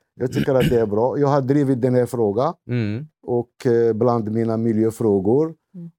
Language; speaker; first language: Swedish; non-native, fluent; Arabic